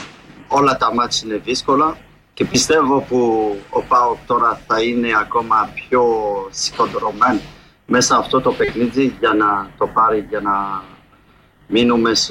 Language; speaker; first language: Greek; non-native, fluent; French